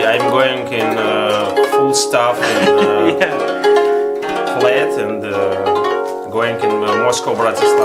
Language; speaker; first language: English; non-native, learner; Russian